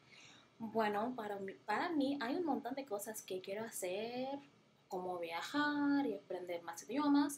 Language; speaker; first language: Spanish; non-native, learner; English